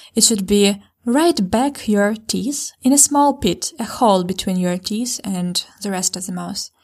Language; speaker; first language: English; non-native, fluent; Ukrainian